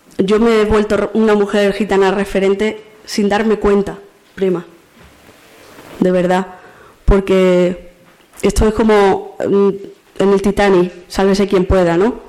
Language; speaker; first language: Spanish; native; Spanish